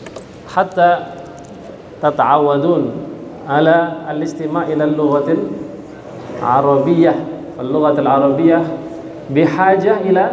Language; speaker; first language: Arabic; non-native, fluent; Indonesian